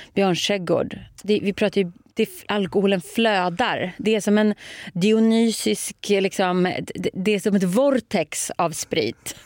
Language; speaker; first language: Swedish; native; Swedish